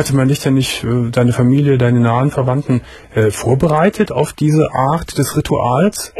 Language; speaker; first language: German; native; German